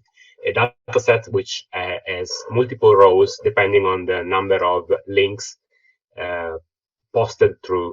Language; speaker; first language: English; non-native, fluent; Italian